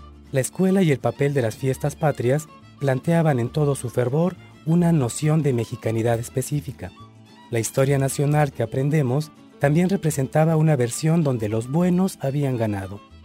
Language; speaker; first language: Spanish; native; Spanish